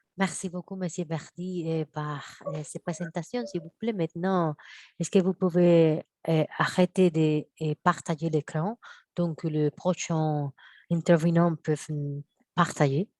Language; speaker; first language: French; non-native, fluent; Spanish